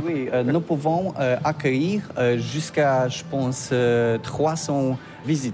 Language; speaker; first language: French; non-native, learner; Polish